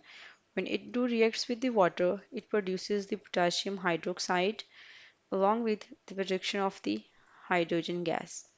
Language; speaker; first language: English; non-native, local second language; Urdu